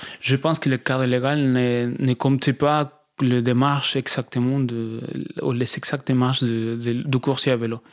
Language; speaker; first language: French; non-native, fluent; Spanish